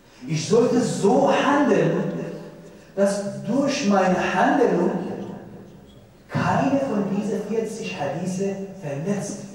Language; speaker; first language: German; non-native, fluent; Persian